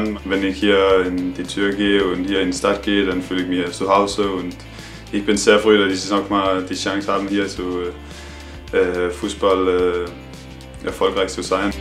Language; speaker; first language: German; non-native, learner; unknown